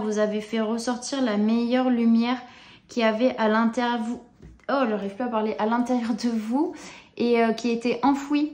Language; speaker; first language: French; native; French